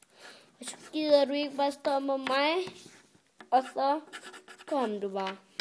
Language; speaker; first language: Danish; early bilingual, other home language; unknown